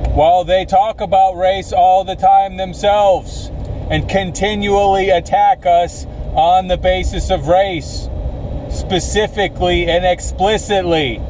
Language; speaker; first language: English; native; English